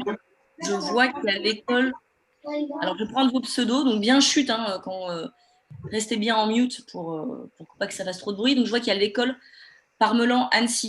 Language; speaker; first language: French; native; French